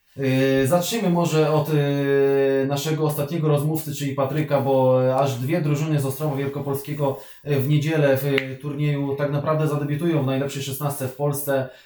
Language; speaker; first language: Polish; native; Polish